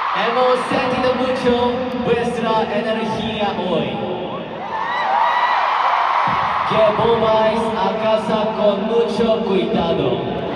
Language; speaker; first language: Spanish; non-native, learner; Korean